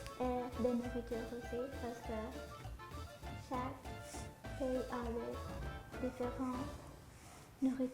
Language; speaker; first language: French; non-native, fluent; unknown